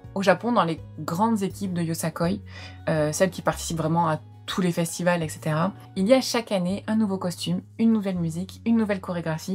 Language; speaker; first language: French; native; French